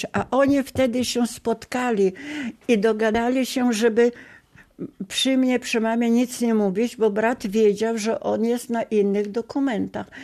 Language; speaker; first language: Polish; non-native, local second language; Ukrainian